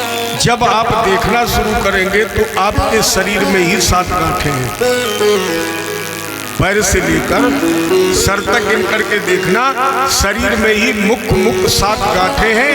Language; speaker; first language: Hindi; native; Hindi